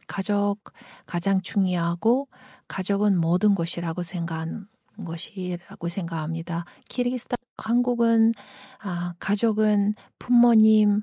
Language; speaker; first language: Korean; non-native, fluent; Kyrgyz